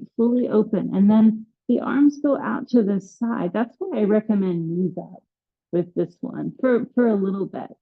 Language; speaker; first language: English; native; English